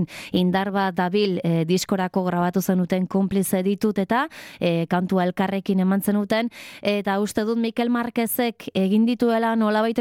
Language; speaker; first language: Basque; native; Basque